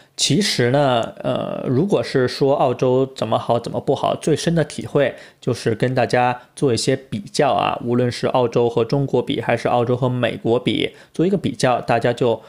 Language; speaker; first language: Chinese; native; Chinese